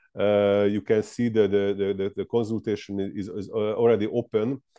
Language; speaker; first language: English; non-native, fluent; Hungarian